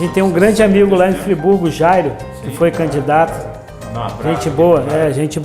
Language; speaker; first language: Portuguese; native; Portuguese